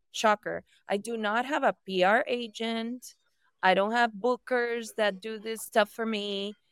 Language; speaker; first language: English; non-native, fluent; Spanish